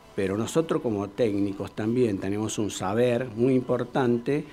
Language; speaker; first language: Spanish; native; Spanish